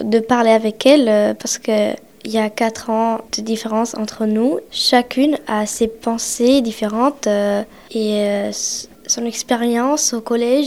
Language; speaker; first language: French; early bilingual, other home language; Romanian